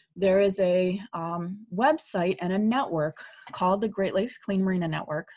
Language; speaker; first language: English; native; English